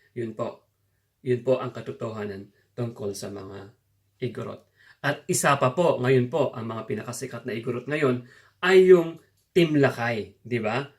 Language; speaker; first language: Filipino; non-native, local second language; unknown